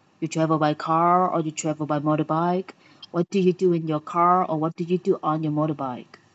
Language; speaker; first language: English; non-native, fluent; Vietnamese